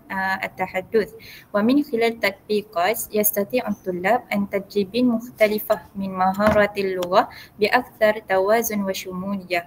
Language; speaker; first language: Arabic; non-native, learner; Malay